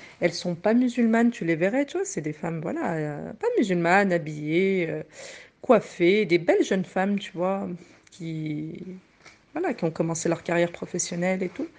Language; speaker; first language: French; native; French